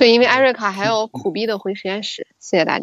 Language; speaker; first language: Chinese; native; Chinese